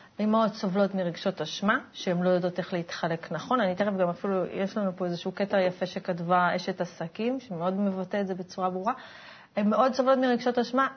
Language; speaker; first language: Hebrew; native; Hebrew